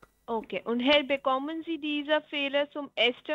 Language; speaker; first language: German; non-native, learner; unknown